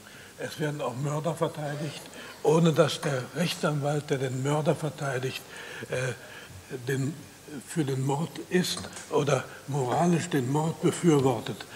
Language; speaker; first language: German; native; German